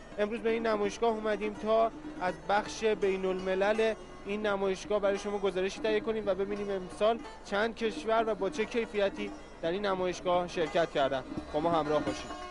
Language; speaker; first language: Persian; native; Persian